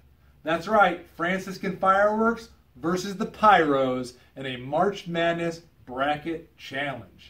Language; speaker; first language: English; native; English